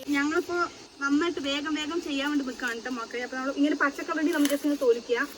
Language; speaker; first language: Malayalam; native; Malayalam